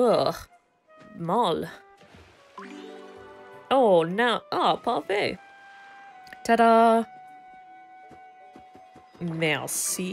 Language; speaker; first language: French; non-native, learner; English